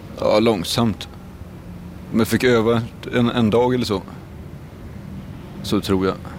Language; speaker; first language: Swedish; native; Swedish